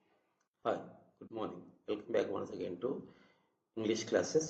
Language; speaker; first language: English; non-native, local second language; Telugu